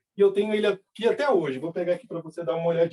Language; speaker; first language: Portuguese; native; Portuguese